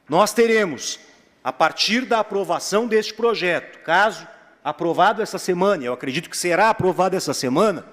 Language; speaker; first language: Portuguese; native; Portuguese